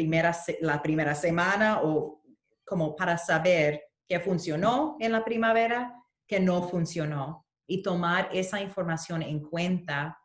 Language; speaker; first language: Spanish; early bilingual, heritage; Spanish